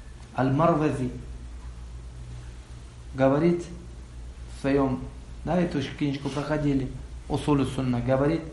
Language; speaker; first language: Russian; non-native, local second language; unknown